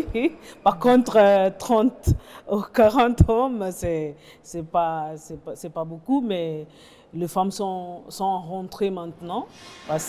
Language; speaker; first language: French; non-native, learner; Portuguese